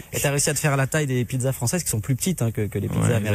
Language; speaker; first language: French; native; French